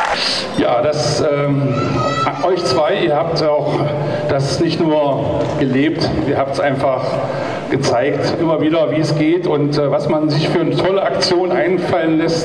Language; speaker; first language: German; native; German